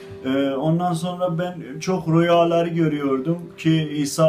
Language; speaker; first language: Turkish; non-native, learner; Azerbaijani